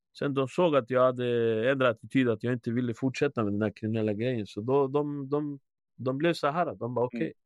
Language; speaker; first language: Swedish; early bilingual, other home language; Spanish